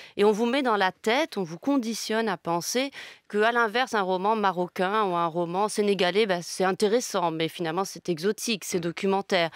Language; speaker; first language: French; native; French